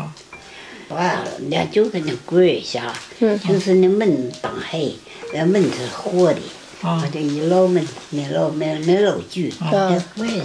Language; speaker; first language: Chinese; native; Chinese